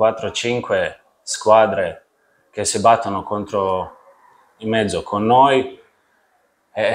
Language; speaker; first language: Italian; non-native, learner; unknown